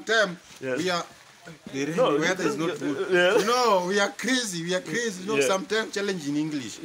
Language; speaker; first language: English; non-native, learner; Swahili